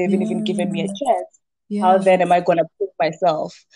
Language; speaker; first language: English; non-native, local second language; Venda